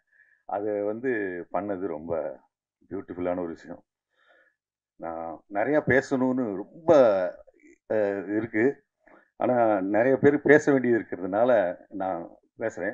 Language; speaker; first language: Tamil; native; Tamil